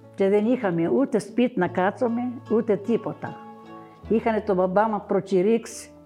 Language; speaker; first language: Greek; native; Greek